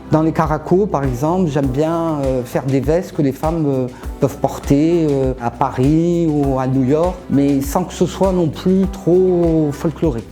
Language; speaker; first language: French; non-native, local second language; Arabic